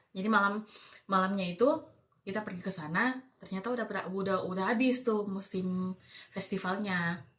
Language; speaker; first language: Indonesian; native; Indonesian